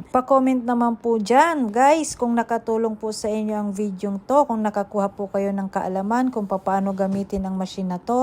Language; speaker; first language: Filipino; native; Filipino